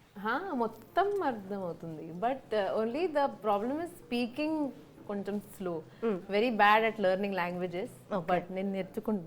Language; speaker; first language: Telugu; non-native, learner; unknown